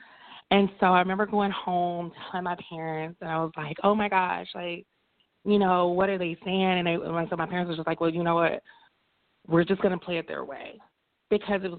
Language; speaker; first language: English; native; English